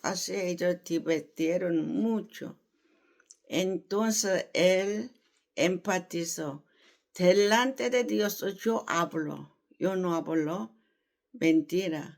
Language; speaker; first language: Spanish; non-native, learner; Korean